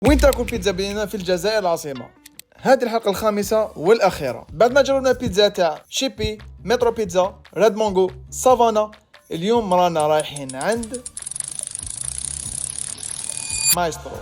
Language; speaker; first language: Arabic; native; Arabic